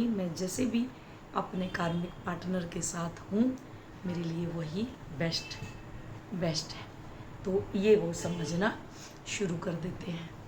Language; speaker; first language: Hindi; native; Hindi